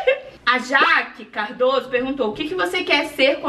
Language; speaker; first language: Portuguese; native; Portuguese